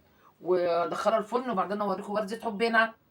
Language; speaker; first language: Arabic; native; Arabic